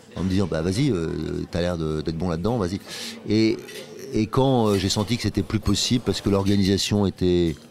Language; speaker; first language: French; native; French